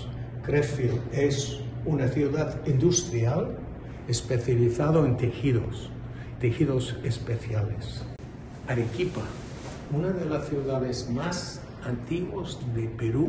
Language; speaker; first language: Spanish; non-native, fluent; English